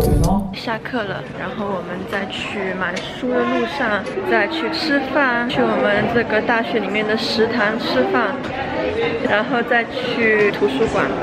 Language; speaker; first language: Chinese; early bilingual, heritage; Chinese